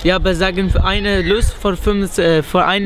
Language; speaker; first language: German; non-native, learner; Kurdish